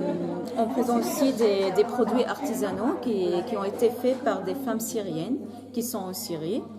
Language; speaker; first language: French; non-native, fluent; Arabic